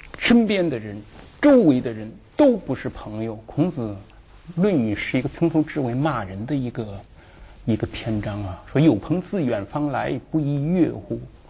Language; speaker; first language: Chinese; native; Chinese